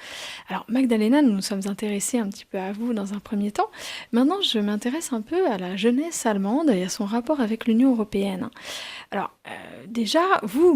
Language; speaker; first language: French; native; French